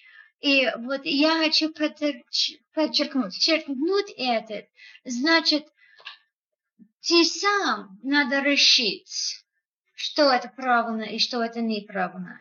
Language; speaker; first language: Russian; non-native, fluent; English